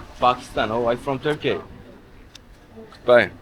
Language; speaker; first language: English; non-native, learner; Turkish